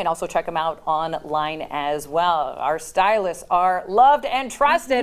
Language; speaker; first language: English; native; English